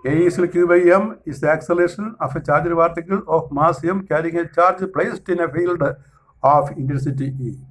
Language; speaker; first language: English; non-native, local second language; Malayalam